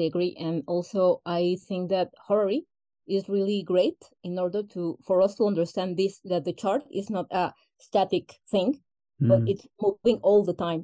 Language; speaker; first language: English; non-native, fluent; Spanish